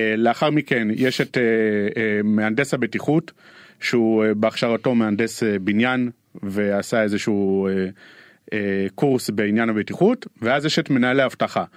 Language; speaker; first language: Hebrew; native; Hebrew